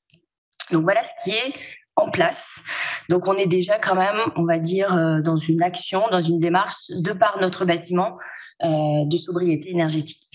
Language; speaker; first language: French; native; French